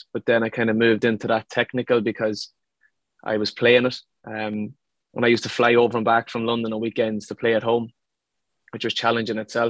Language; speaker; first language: English; native; English